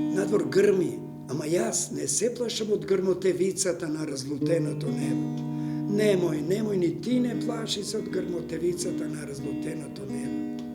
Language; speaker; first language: Macedonian; non-native, local second language; Serbian